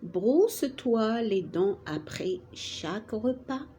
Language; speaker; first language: French; non-native, local second language; Arabic